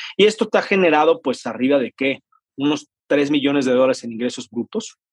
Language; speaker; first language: Spanish; native; Spanish